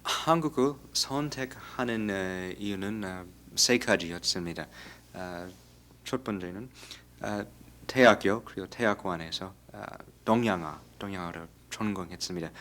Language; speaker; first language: Korean; non-native, fluent; English